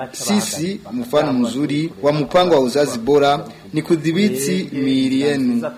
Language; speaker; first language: Swahili; non-native, local second language; Rundi